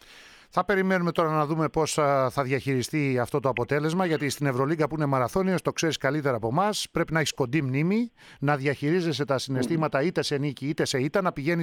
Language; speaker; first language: Greek; native; Greek